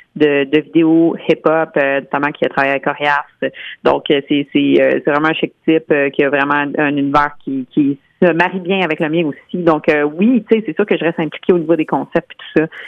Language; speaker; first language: French; native; French